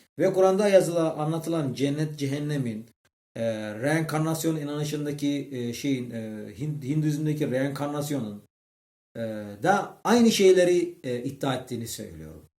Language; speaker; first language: Turkish; early bilingual, heritage; Turkish